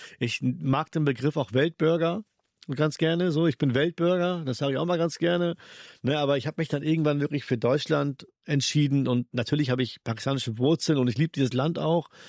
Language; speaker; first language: German; early bilingual, other home language; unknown